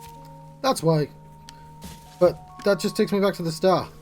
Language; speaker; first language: English; native; English